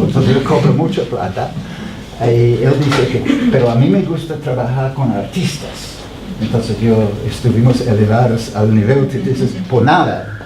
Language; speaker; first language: Spanish; non-native, fluent; English